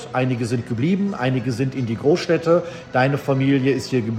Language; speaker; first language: German; native; German